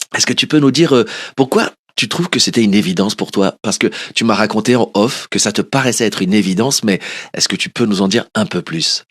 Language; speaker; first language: French; early bilingual, other home language; Portuguese